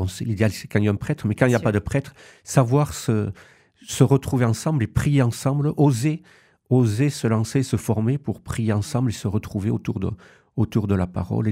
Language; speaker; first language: French; native; French